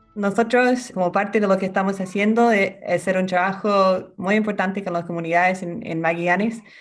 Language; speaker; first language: Spanish; non-native, fluent; English